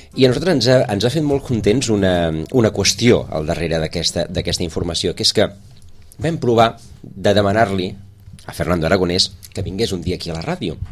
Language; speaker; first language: Catalan; native; Catalan